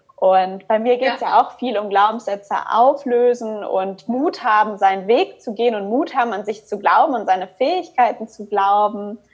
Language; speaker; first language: German; early bilingual, other home language; Croatian